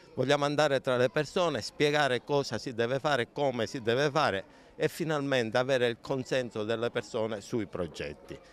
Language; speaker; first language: Italian; native; Italian